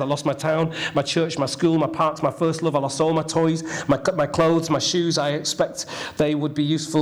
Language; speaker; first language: English; native; English